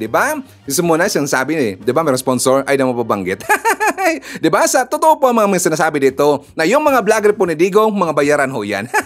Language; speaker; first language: Filipino; non-native, local second language; Cebuano